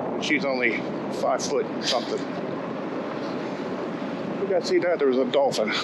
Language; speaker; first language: English; native; English